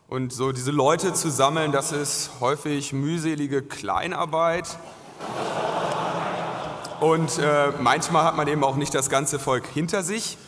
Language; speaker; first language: German; native; German